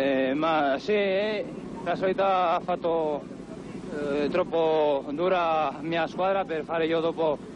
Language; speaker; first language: Italian; non-native, learner; Spanish